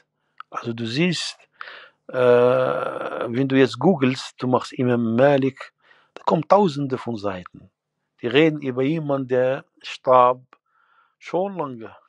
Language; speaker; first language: German; non-native, fluent; Arabic